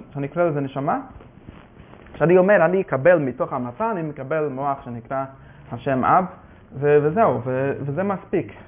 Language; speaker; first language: Hebrew; non-native, fluent; Yiddish